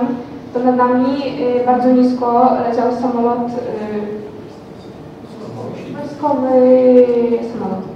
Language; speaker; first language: Polish; non-native, learner; Ukrainian